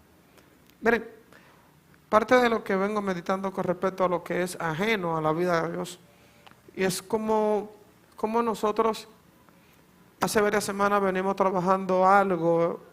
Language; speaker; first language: Spanish; native; Spanish